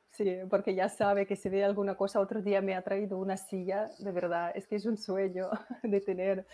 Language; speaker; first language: Spanish; non-native, fluent; Russian